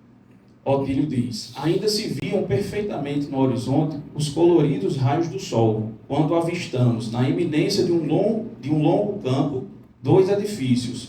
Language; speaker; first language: Portuguese; native; Portuguese